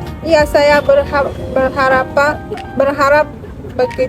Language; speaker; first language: Indonesian; non-native, learner; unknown